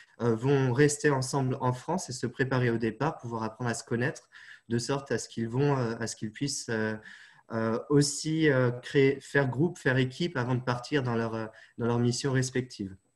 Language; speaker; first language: French; native; French